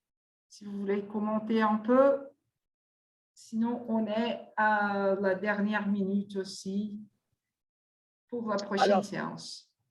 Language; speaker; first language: French; non-native, fluent; Portuguese